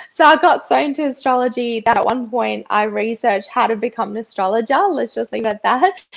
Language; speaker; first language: English; early bilingual, other home language; Russian